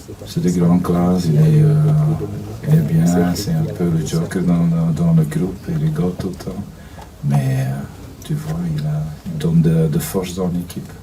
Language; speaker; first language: French; non-native, fluent; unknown